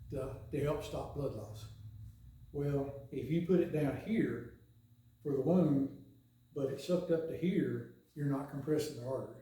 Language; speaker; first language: English; native; English